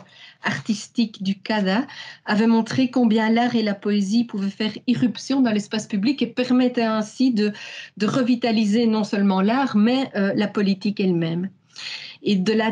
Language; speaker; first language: French; native; French